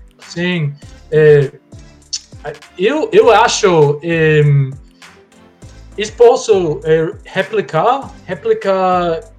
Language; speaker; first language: Portuguese; non-native, learner; English